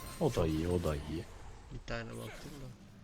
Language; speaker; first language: Turkish; native; Turkish